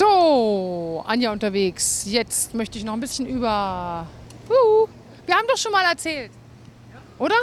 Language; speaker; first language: German; native; German